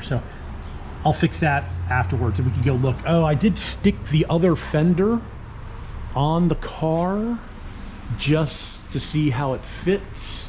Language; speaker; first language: English; native; English